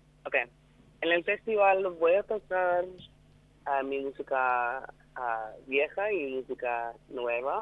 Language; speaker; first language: Spanish; non-native, learner; English